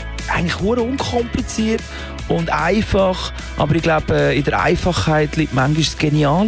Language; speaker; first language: German; native; German